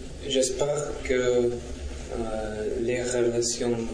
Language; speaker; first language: French; non-native, learner; Russian